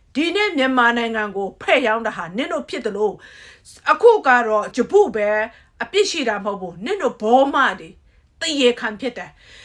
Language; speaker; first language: Burmese; native; Burmese